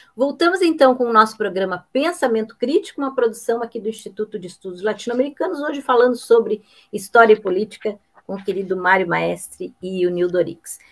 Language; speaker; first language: Portuguese; native; Portuguese